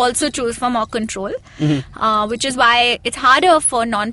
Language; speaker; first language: English; non-native, local second language; Hindi